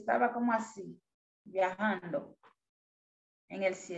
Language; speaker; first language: Spanish; non-native, fluent; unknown